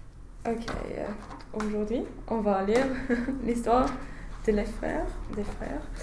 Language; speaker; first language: French; non-native, learner; English